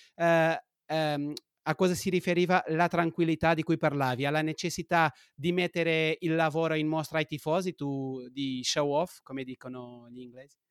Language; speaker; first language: Italian; non-native, fluent; Portuguese